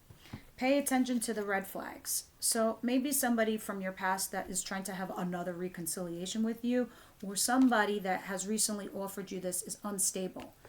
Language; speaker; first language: English; native; English